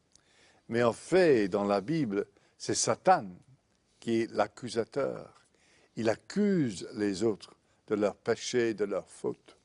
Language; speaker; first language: French; non-native, fluent; English